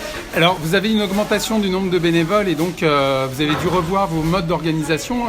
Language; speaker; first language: French; native; French